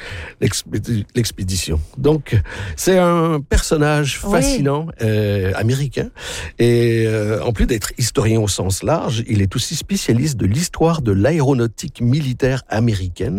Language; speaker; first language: French; native; French